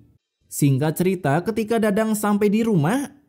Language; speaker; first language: Indonesian; native; Indonesian